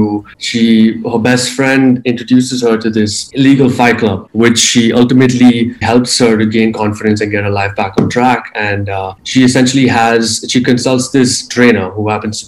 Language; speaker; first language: English; non-native, local second language; Hindi